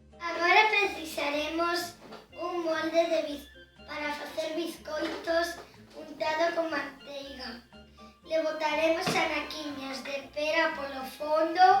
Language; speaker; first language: Galician; non-native, local second language; Spanish